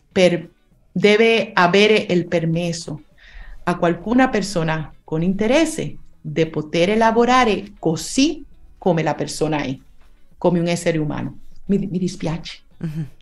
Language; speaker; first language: Italian; non-native, learner; Spanish